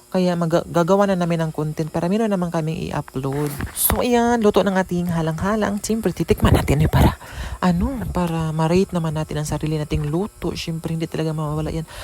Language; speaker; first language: Filipino; non-native, local second language; Cebuano